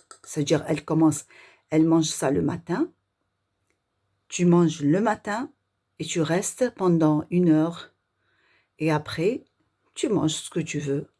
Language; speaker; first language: French; non-native, local second language; Arabic